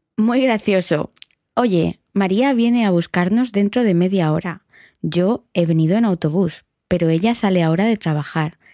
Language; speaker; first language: English; non-native, fluent; Spanish